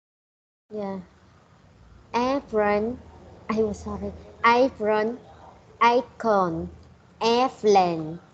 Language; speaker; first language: English; non-native, learner; Vietnamese